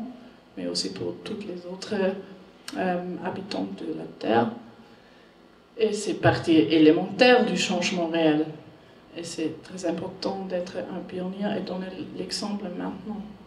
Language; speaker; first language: French; non-native, learner; German